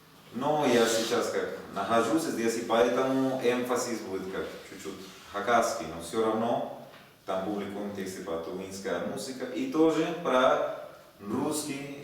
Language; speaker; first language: Russian; non-native, learner; Spanish